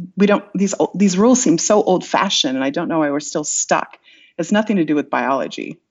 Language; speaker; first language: English; native; English